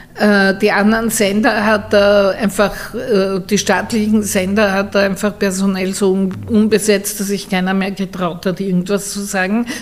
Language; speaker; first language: German; native; German